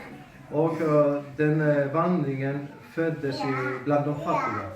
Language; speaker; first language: Swedish; non-native, fluent; Spanish